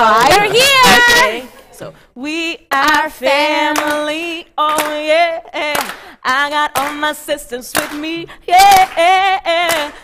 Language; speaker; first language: English; non-native, fluent; Romanian